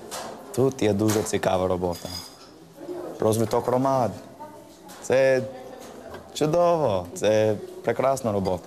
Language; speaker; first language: Ukrainian; non-native, learner; English